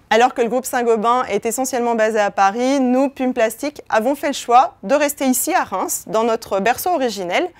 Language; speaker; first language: French; native; French